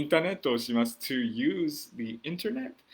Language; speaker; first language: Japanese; non-native, fluent; English